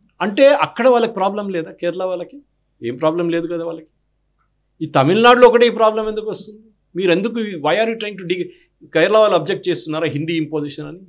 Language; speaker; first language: Telugu; non-native, fluent; Malayalam